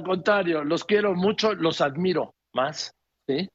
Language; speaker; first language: Spanish; native; Spanish